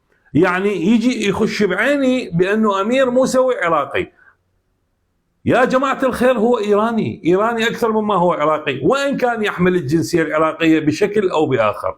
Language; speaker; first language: Arabic; native; Arabic